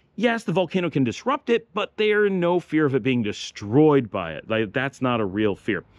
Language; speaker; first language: English; native; English